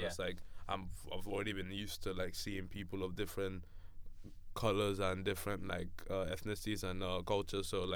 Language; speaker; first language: English; non-native, local second language; Yoruba